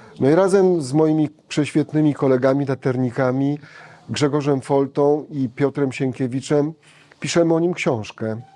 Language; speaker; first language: Polish; native; Polish